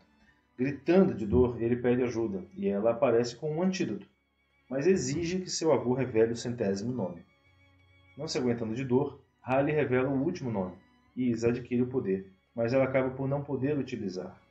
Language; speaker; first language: Portuguese; native; Portuguese